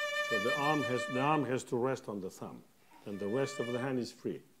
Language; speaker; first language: English; non-native, fluent; Catalan